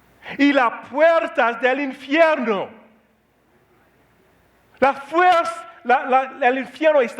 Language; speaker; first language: Spanish; non-native, learner; Haitian Creole